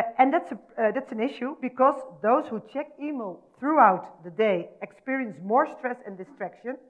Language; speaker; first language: English; non-native, fluent; Dutch